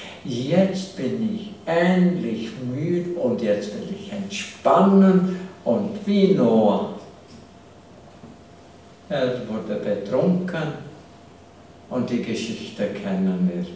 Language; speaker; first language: German; non-native, fluent; English